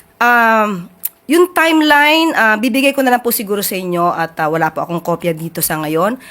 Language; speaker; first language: Filipino; native; Filipino